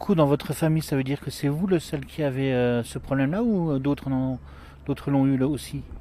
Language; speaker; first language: French; native; French